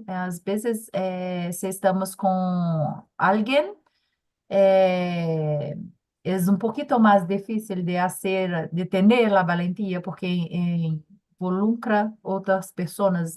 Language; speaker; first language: Spanish; non-native, learner; Portuguese